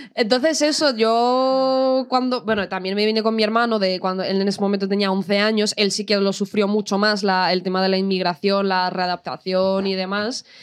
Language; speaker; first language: Spanish; early bilingual, other home language; Russian